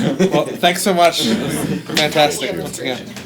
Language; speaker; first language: English; native; English